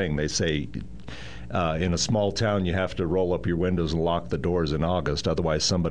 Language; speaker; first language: English; native; English